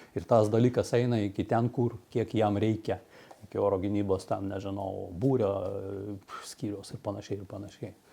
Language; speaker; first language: Lithuanian; native; Lithuanian